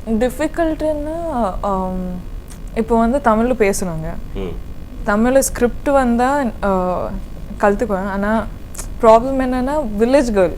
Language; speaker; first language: Tamil; non-native, learner; Kodava